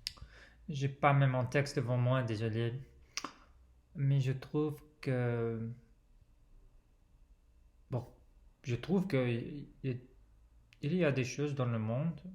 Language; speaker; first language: French; non-native, fluent; English